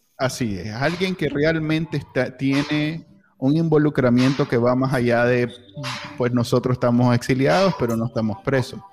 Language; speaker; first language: Spanish; native; Spanish